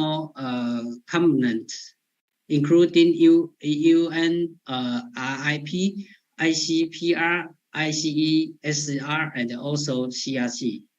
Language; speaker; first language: English; non-native, fluent; Chinese